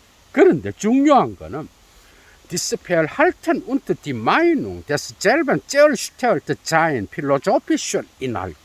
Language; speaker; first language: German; non-native, fluent; Korean